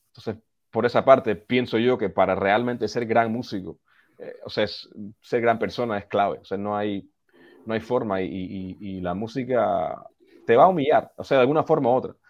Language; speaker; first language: Spanish; early bilingual, heritage; Spanish